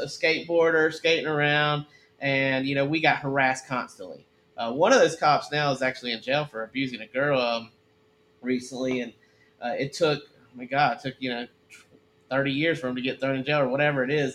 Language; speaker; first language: English; native; English